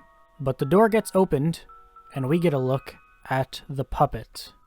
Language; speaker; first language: English; native; English